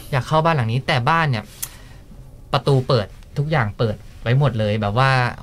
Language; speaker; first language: Thai; native; Thai